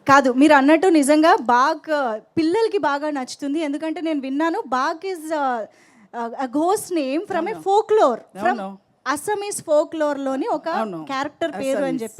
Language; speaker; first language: Telugu; native; Telugu